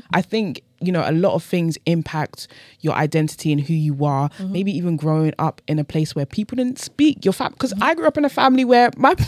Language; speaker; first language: English; native; English